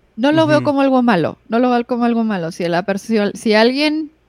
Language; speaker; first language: Spanish; native; Spanish